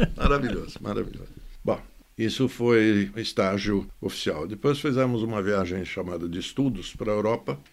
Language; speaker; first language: Portuguese; native; Portuguese